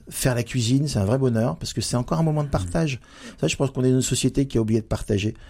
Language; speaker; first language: French; native; French